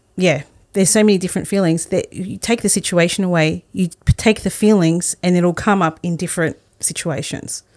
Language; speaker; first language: English; early bilingual, other home language; Spanish